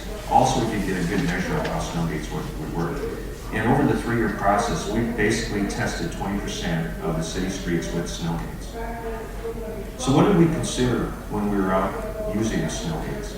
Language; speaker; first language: English; native; English